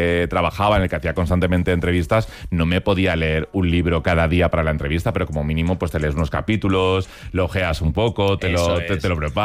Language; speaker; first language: Spanish; native; Spanish